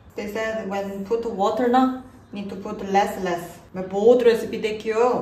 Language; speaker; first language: Hindi; non-native, learner; Korean